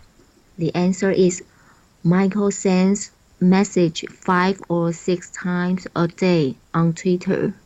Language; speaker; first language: English; non-native, learner; Chinese